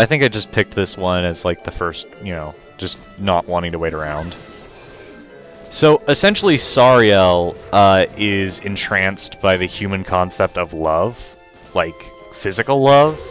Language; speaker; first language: English; native; English